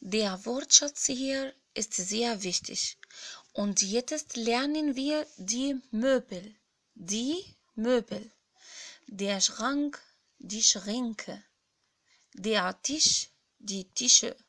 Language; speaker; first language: German; non-native, fluent; Arabic